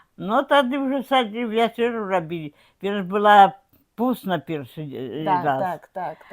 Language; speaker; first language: Belarusian; native; Belarusian